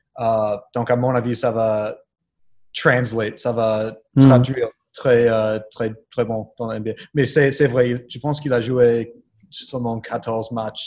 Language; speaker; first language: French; non-native, learner; English